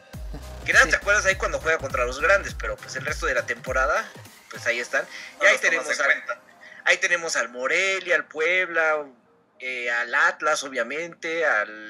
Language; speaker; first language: Spanish; native; Spanish